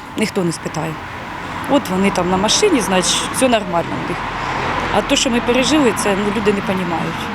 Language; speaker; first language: Ukrainian; non-native, local second language; Russian